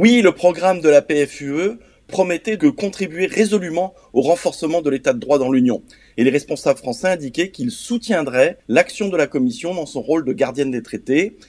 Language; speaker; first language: French; native; French